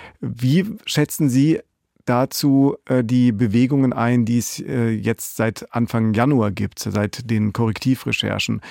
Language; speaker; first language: German; native; German